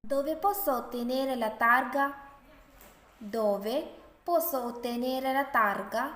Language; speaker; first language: Italian; non-native, fluent; Urdu